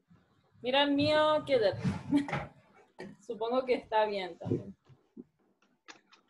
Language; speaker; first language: Spanish; native; Spanish